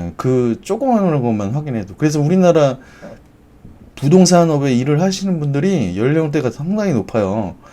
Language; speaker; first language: Korean; native; Korean